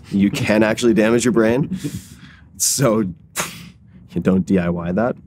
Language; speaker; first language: English; native; English